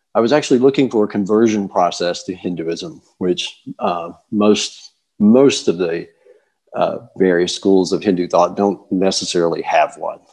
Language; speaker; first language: English; native; English